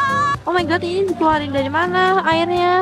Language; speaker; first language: Indonesian; native; Indonesian